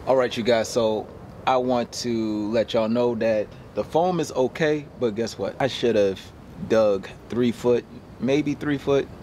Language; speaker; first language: English; native; English